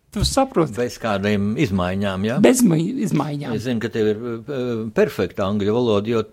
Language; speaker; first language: Latvian; native; Latvian